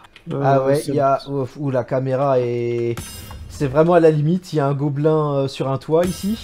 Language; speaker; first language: French; native; French